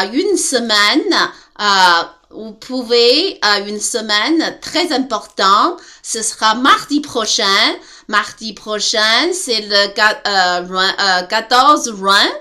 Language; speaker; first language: French; non-native, learner; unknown